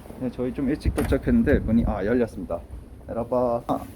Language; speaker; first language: Korean; native; Korean